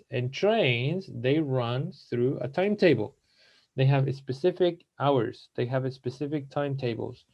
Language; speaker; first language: English; non-native, fluent; Spanish